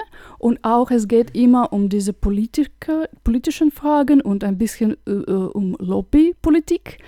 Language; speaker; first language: German; non-native, fluent; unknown